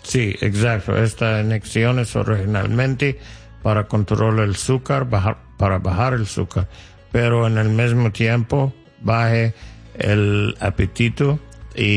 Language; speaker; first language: Spanish; non-native, learner; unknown